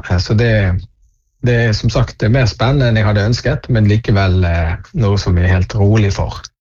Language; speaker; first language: Norwegian; native; Norwegian